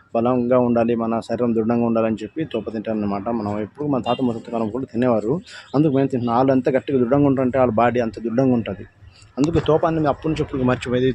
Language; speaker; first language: Telugu; non-native, local second language; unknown